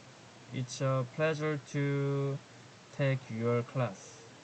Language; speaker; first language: English; non-native, learner; Korean